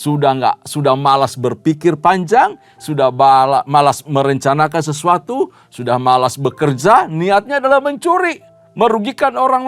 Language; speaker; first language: Indonesian; native; Indonesian